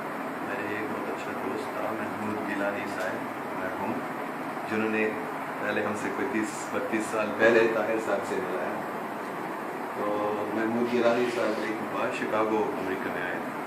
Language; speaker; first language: Hindi; non-native, local second language; English